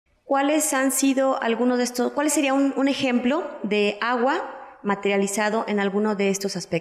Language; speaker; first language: Spanish; native; Spanish